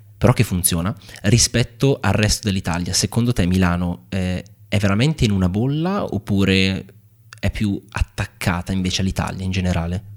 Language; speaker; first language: Italian; native; Italian